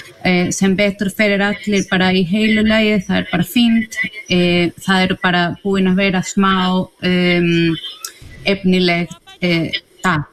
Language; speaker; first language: Icelandic; non-native, fluent; Spanish